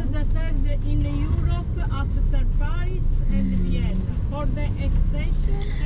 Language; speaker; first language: English; non-native, learner; Italian